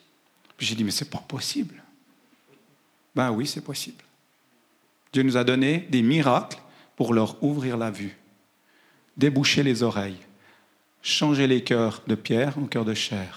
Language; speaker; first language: French; native; French